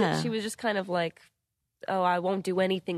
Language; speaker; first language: English; native; English